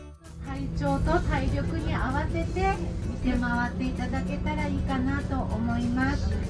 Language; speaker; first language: Japanese; native; Japanese